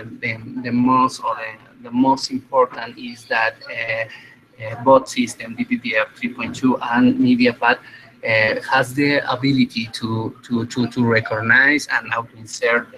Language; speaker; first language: English; non-native, fluent; Spanish